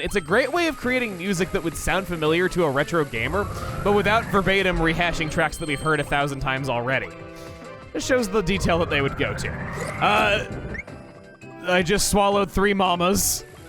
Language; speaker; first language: English; native; English